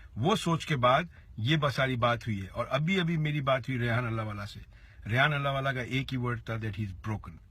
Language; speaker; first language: Hindi; native; Hindi